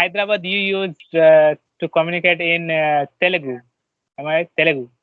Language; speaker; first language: English; non-native, learner; Bangla